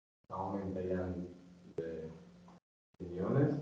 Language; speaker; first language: Spanish; non-native, learner; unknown